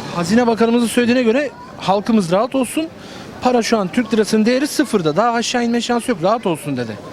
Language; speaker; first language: Turkish; native; Turkish